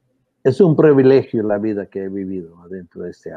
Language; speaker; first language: Spanish; early bilingual, heritage; Spanish